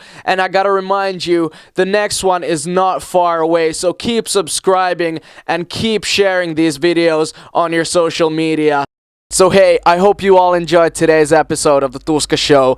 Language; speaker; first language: English; non-native, fluent; Finnish